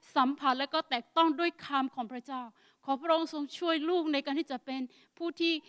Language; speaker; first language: Thai; non-native, local second language; Akha